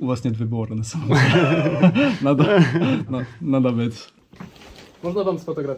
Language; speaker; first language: Russian; non-native, learner; French